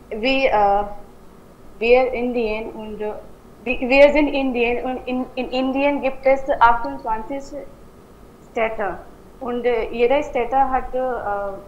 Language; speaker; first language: German; non-native, learner; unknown